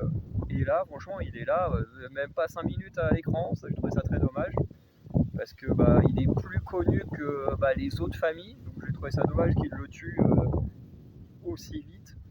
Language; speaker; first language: French; native; French